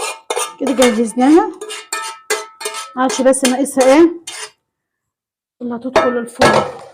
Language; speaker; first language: Arabic; native; Arabic